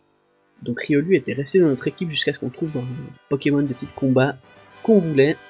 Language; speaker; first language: French; native; French